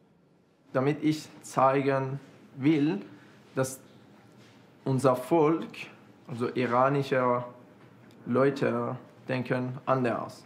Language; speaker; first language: German; non-native, learner; Persian